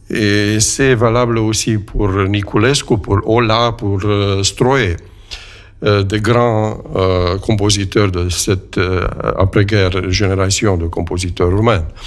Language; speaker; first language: French; non-native, fluent; Romanian